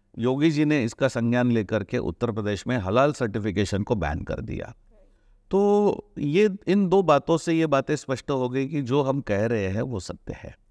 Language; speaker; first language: Hindi; non-native, local second language; Marathi